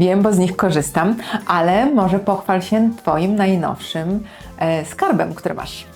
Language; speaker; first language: Polish; native; Polish